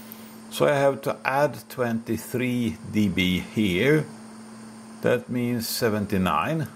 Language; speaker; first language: English; non-native, fluent; Swedish